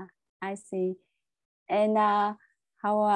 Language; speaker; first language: English; non-native, learner; Vietnamese